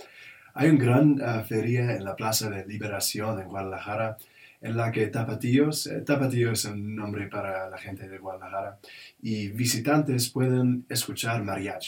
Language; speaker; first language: Spanish; non-native, learner; English